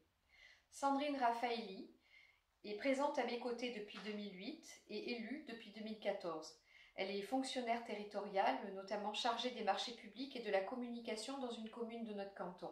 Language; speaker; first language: French; native; French